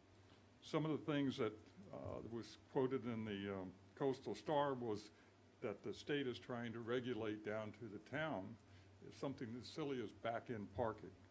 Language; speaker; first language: English; native; English